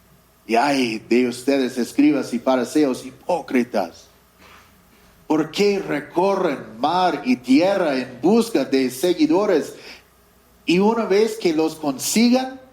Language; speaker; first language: Spanish; non-native, fluent; English